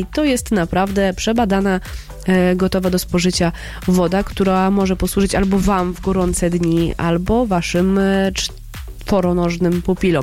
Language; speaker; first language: Polish; native; Polish